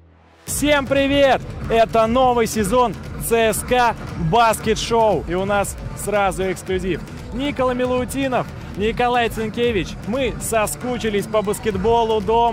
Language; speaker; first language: Russian; native; Russian